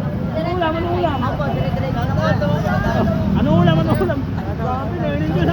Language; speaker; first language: Filipino; native; Filipino